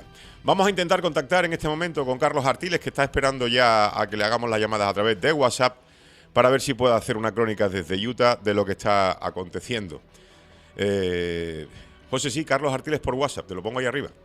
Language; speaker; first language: Spanish; native; Spanish